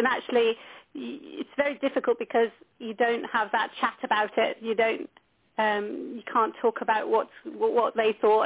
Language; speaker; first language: English; native; English